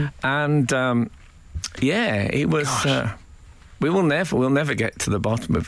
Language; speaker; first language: English; native; English